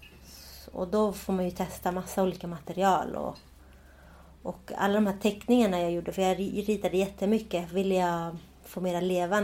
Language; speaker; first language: Swedish; early bilingual, other home language; Spanish